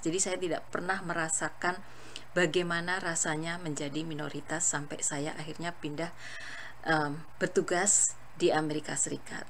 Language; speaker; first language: Indonesian; native; Indonesian